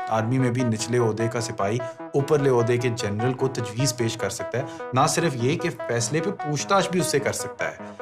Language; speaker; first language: Urdu; native; Urdu